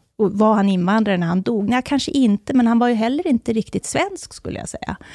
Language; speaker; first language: Swedish; native; Swedish